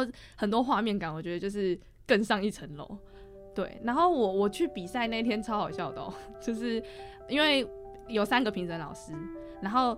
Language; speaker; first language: Chinese; non-native, local second language; Min Nan Chinese